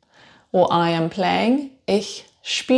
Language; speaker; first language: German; non-native, fluent; English